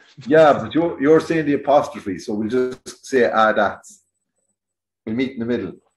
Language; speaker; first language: English; native; English